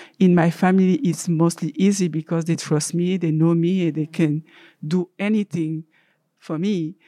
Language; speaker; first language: English; non-native, learner; French